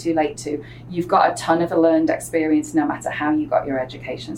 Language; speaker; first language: English; native; English